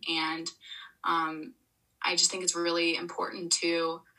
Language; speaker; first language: English; native; English